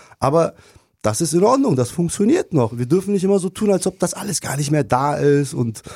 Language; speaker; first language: German; non-native, fluent; Turkish